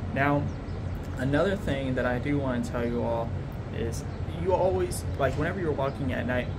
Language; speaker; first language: English; native; English